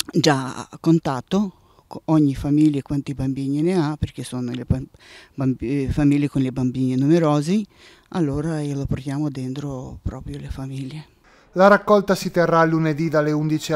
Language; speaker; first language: Italian; non-native, learner; Ukrainian